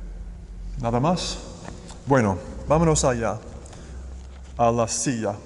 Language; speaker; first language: Spanish; non-native, learner; English